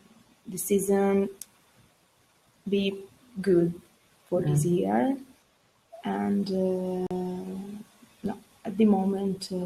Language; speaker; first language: English; non-native, learner; Italian